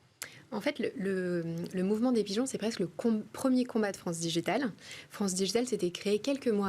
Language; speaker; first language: French; native; French